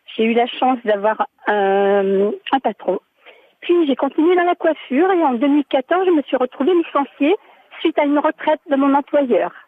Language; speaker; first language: French; native; French